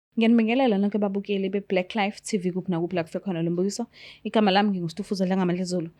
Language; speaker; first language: Zulu; native; Zulu